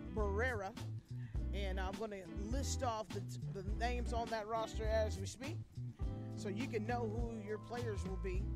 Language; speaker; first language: English; native; English